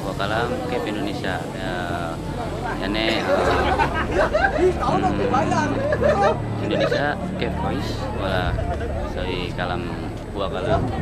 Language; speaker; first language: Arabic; non-native, learner; Indonesian